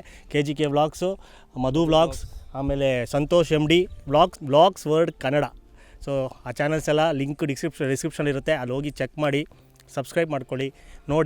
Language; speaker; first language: Kannada; native; Kannada